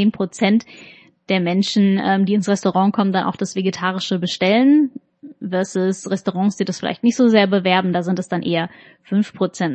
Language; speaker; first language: German; native; German